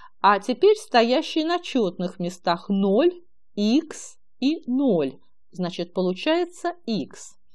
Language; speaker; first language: Russian; native; Russian